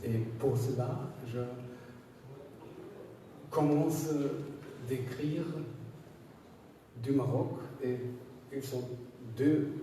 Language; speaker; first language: French; non-native, learner; German